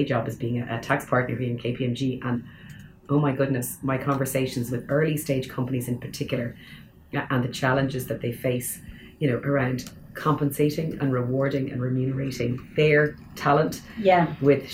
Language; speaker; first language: English; native; English